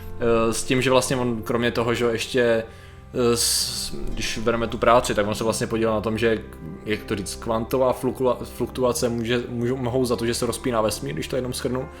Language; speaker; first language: Czech; native; Czech